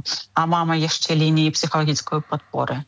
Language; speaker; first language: Czech; non-native, learner; Ukrainian